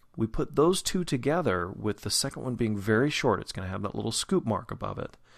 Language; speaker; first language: English; native; English